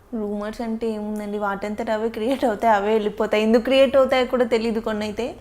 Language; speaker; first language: Telugu; native; Telugu